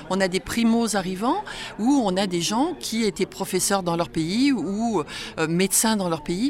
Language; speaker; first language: French; native; French